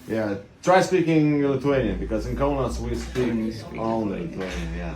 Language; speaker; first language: English; non-native, fluent; Lithuanian